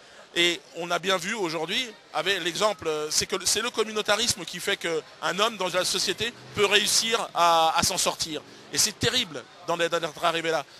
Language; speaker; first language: French; native; French